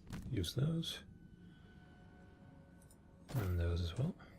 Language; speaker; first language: English; native; English